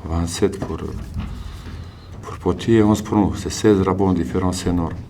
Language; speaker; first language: French; non-native, learner; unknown